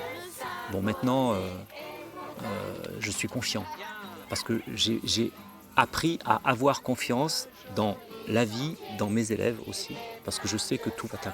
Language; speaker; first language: French; native; French